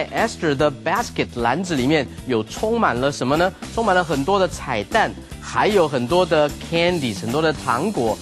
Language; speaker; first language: Chinese; native; Chinese